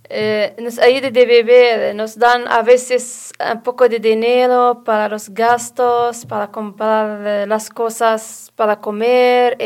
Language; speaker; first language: Spanish; non-native, learner; Arabic